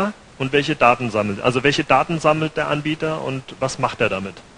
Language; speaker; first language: German; native; German